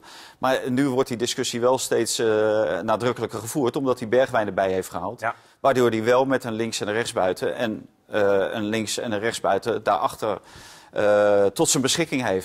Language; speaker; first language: Dutch; native; Dutch